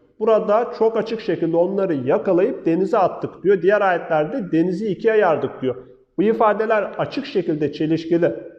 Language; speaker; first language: Turkish; native; Turkish